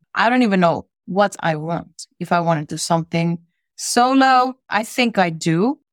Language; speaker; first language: English; non-native, fluent; Spanish